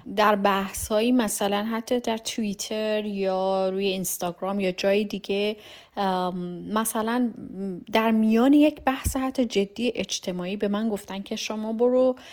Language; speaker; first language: Persian; native; Persian